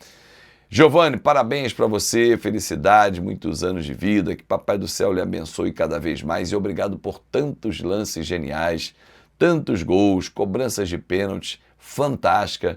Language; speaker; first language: Portuguese; native; Portuguese